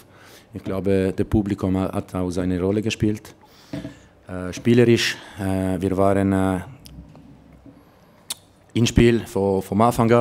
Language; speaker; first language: German; non-native, local second language; Italian